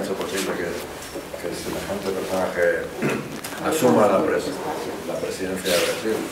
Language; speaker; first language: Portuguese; non-native, learner; Spanish